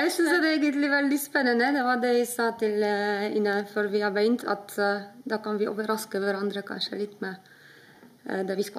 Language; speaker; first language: Norwegian; non-native, fluent; Polish